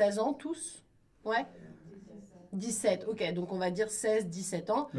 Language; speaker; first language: French; native; French